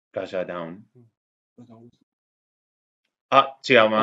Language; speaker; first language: Japanese; non-native, learner; English